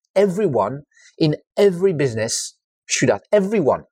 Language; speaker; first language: English; non-native, fluent; French